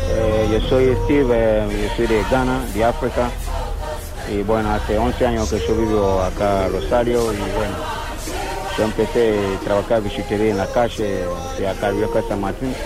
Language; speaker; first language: Spanish; non-native, learner; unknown